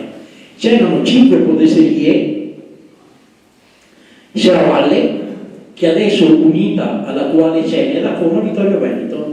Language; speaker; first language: Italian; native; Italian